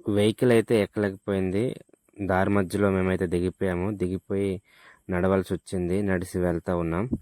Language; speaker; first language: Telugu; native; Telugu